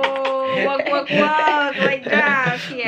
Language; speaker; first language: English; non-native, learner; Indonesian